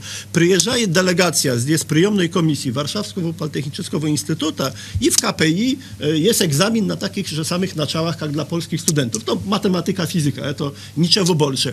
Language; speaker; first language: Russian; non-native, fluent; Polish